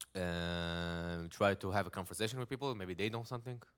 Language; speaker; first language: English; non-native, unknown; Hebrew